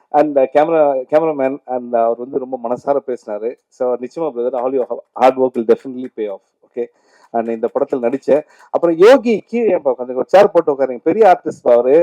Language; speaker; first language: Tamil; native; Tamil